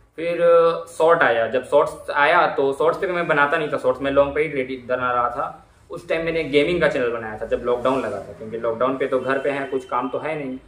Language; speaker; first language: Hindi; native; Hindi